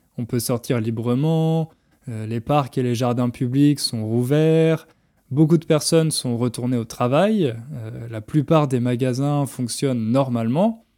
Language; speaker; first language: French; native; French